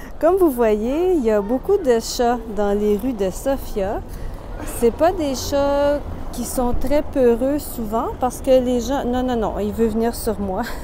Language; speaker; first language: French; native; French